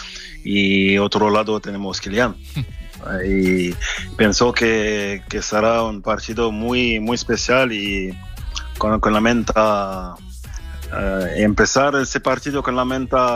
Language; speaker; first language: Spanish; non-native, fluent; French